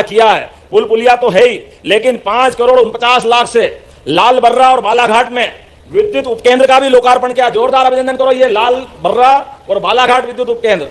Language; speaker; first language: Hindi; native; Hindi